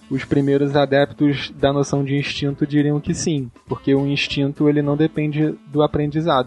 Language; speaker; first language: Portuguese; native; Portuguese